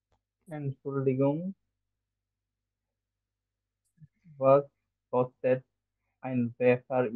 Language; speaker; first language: German; non-native, learner; Bangla